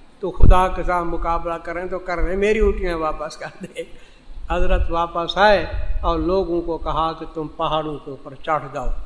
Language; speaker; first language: Urdu; non-native, local second language; Saraiki